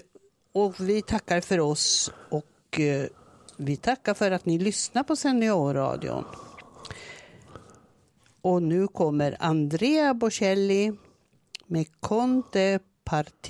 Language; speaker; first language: Swedish; native; Swedish